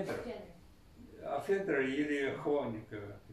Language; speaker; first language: Russian; non-native, learner; Chinese